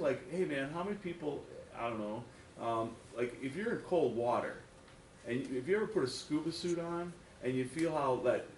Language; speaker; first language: English; native; English